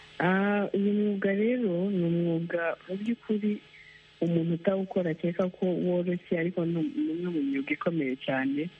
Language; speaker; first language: Kinyarwanda; native; Kinyarwanda